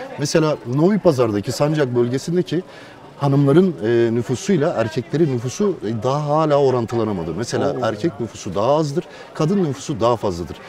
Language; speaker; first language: Turkish; native; Turkish